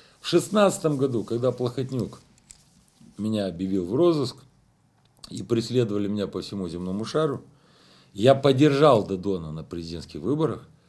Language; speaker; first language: Russian; non-native, local second language; Romanian